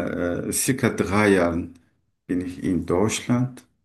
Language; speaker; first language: German; non-native, learner; Turkish